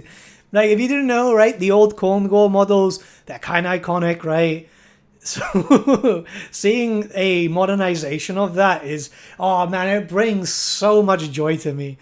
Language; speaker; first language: English; native; English